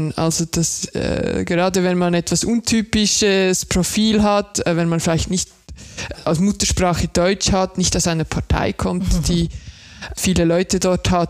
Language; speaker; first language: German; native; German